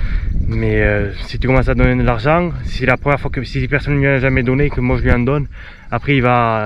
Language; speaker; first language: French; native; French